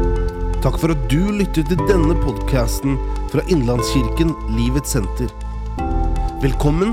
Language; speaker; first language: Norwegian; native; Norwegian